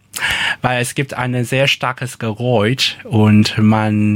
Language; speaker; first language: German; non-native, learner; Chinese